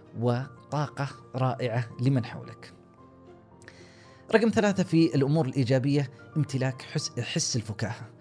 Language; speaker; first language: Arabic; native; Arabic